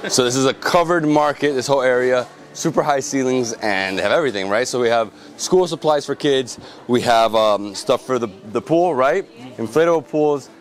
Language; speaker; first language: English; early bilingual, other home language; Spanish